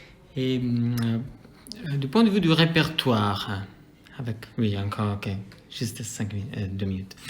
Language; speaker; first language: French; non-native, fluent; Italian